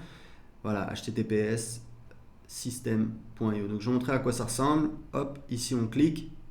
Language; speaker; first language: French; native; French